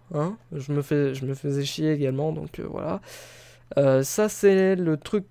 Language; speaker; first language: French; native; French